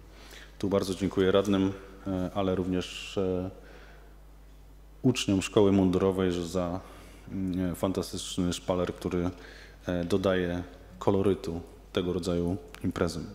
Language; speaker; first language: Polish; native; Polish